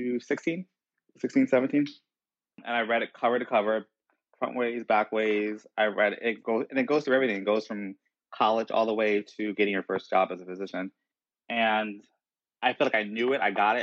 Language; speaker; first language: English; native; English